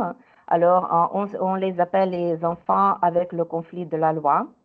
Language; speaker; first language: French; non-native, fluent; Ukrainian